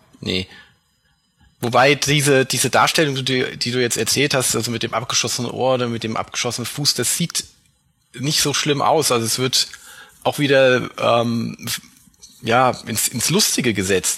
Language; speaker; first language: German; native; German